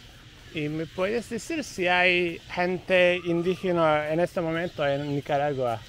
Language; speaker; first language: Spanish; non-native, learner; Turkish